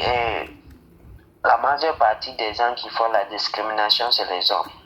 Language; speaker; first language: French; non-native, fluent; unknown